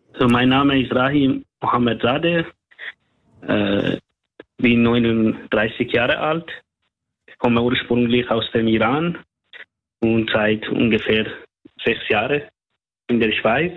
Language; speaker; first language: German; non-native, fluent; Persian